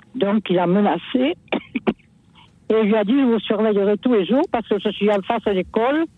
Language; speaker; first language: French; native; French